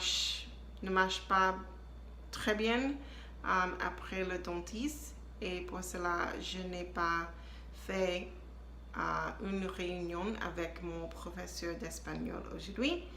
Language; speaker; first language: French; non-native, learner; English